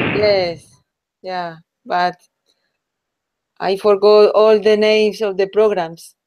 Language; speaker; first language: English; non-native, learner; Spanish